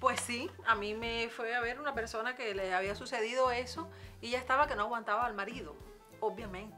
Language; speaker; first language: Spanish; native; Spanish